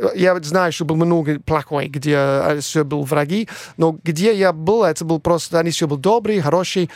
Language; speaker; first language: Russian; non-native, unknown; English